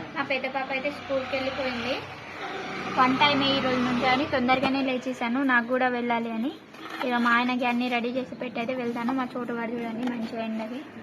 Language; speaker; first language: Telugu; native; Telugu